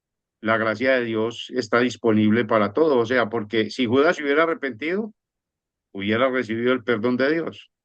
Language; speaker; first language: Spanish; native; Spanish